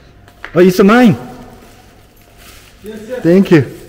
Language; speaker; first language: English; non-native, learner; Korean